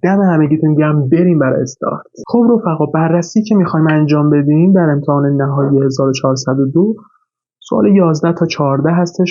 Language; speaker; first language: Persian; native; Persian